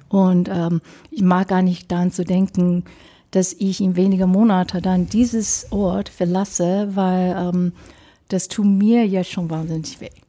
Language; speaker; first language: German; non-native, fluent; Chinese